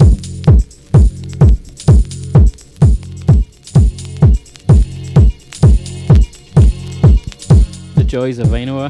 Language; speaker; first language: English; native; English